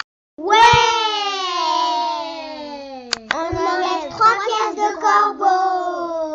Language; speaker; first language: French; native; French